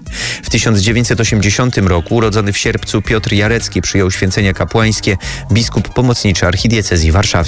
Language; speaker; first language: Polish; native; Polish